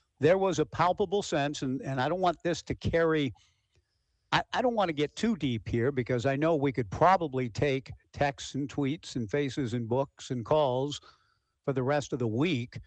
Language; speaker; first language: English; native; English